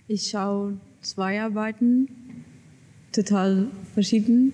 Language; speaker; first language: German; non-native, learner; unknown